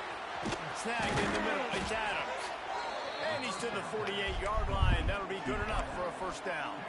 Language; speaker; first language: English; native; English